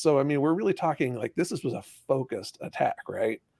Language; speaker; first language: English; native; English